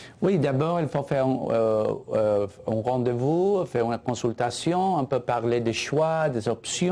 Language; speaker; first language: French; non-native, fluent; Spanish